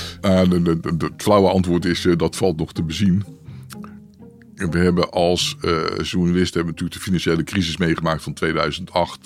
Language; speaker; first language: Dutch; native; Dutch